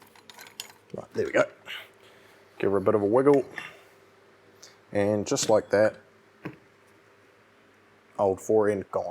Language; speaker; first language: English; native; English